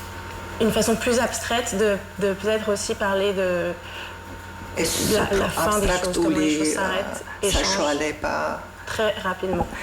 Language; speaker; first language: French; non-native, fluent; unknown